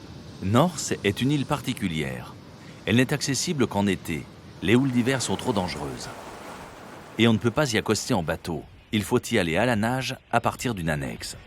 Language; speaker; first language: French; native; French